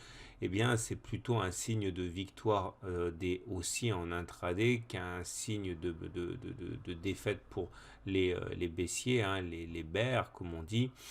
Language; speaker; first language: French; native; French